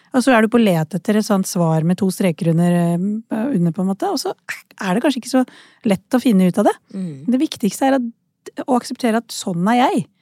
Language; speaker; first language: Norwegian; early bilingual, other home language; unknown